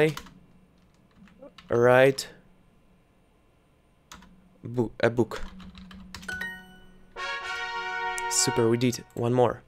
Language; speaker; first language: English; non-native, learner; Russian